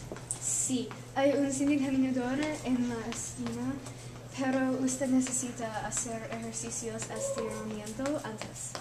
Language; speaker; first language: Spanish; non-native, learner; English